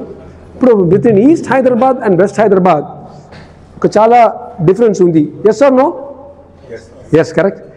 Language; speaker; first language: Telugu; non-native, learner; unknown